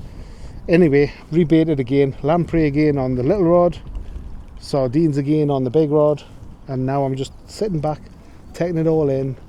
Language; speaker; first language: English; native; English